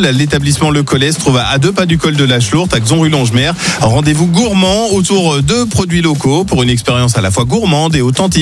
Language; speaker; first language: French; native; French